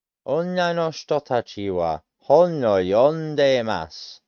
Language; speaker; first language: Japanese; non-native, learner; English